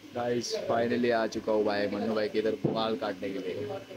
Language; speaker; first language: Hindi; non-native, local second language; Marathi